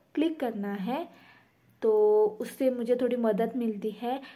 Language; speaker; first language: Hindi; non-native, local second language; Konkani